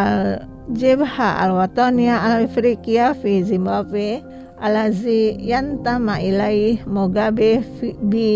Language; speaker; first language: Arabic; non-native, fluent; Indonesian